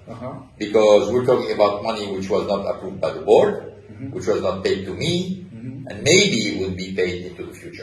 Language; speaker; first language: English; non-native, fluent; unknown